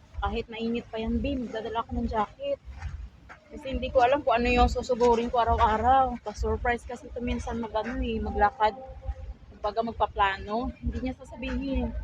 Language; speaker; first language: Filipino; native; Filipino